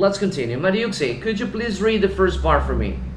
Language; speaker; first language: English; non-native, fluent; Spanish